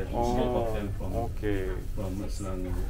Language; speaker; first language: English; non-native, local second language; Malay